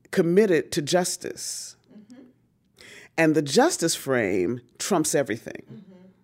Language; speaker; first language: English; native; English